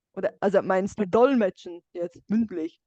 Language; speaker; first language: German; non-native, fluent; Bulgarian